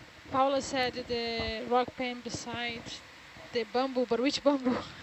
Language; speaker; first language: English; non-native, fluent; Portuguese